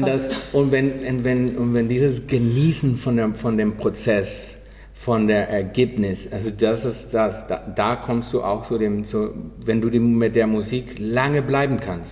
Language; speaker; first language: German; non-native, fluent; Spanish